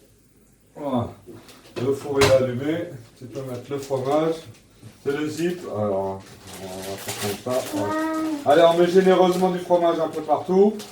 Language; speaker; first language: French; native; French